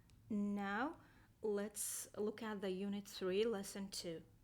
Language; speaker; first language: English; non-native, fluent; Azerbaijani